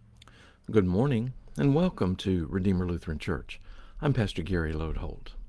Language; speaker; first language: English; native; English